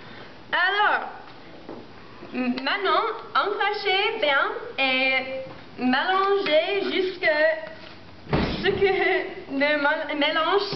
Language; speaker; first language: French; non-native, learner; English